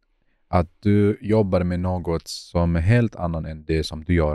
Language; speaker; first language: Swedish; non-native, fluent; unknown